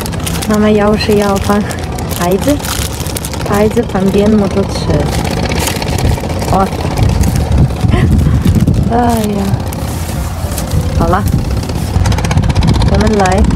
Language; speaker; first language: Chinese; non-native, learner; Ukrainian